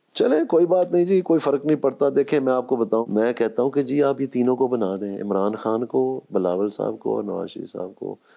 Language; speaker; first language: Urdu; non-native, local second language; Punjabi